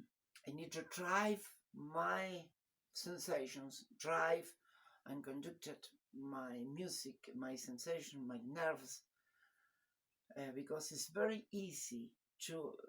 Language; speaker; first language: English; non-native, learner; Spanish